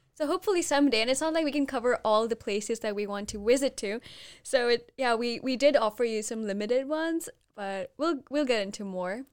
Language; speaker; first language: English; non-native, fluent; Hindi